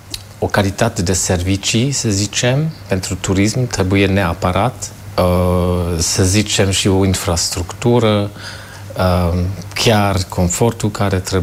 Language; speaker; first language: Romanian; non-native, fluent; German